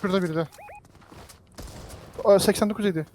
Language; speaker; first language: Turkish; native; Turkish